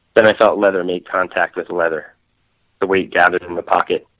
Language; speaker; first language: English; native; English